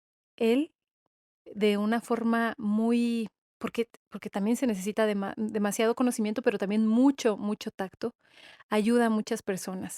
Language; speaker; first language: Spanish; native; Spanish